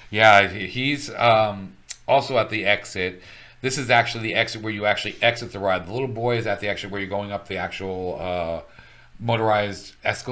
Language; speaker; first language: English; native; English